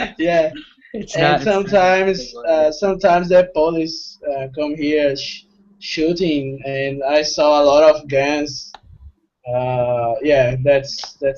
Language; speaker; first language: English; non-native, fluent; Portuguese